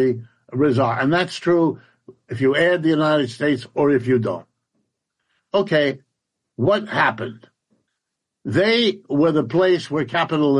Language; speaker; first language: English; early bilingual, other home language; German